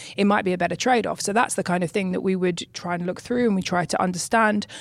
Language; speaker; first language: English; native; English